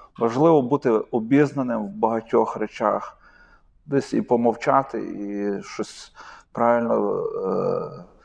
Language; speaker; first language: Ukrainian; native; Ukrainian